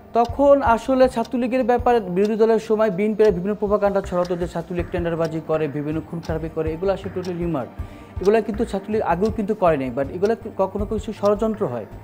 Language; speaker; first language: Bangla; native; Bangla